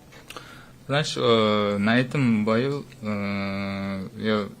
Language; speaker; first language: Russian; non-native, fluent; Uzbek